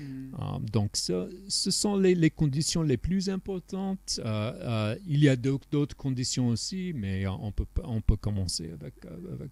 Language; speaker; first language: French; non-native, fluent; English